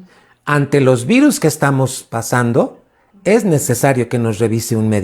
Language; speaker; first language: Spanish; native; Spanish